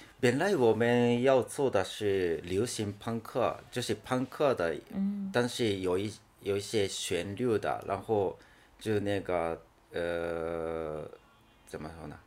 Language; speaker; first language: Chinese; non-native, fluent; Japanese